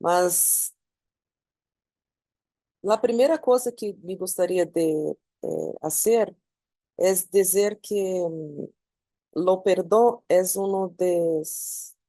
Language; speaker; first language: Spanish; non-native, learner; Portuguese